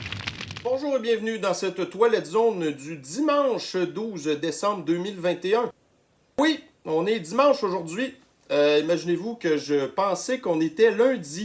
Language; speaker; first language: French; native; French